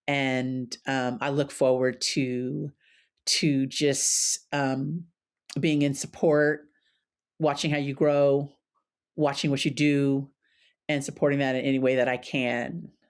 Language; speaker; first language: English; native; English